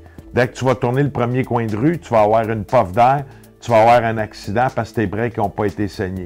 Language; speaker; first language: French; native; French